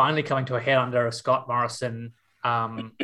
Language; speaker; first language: English; native; English